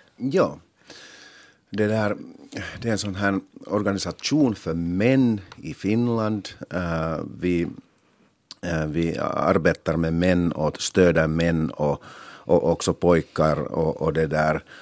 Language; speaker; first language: Swedish; non-native, local second language; Finnish